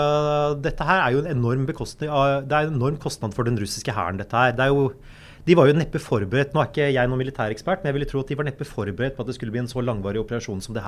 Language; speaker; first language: Norwegian; native; Norwegian